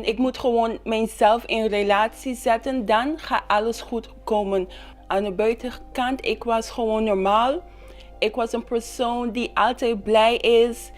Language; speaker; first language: Dutch; non-native, local second language; Papiamento